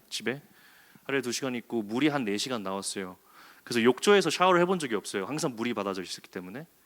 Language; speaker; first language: Korean; early bilingual, heritage; Korean